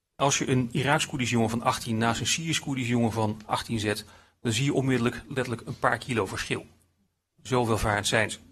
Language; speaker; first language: Dutch; native; Dutch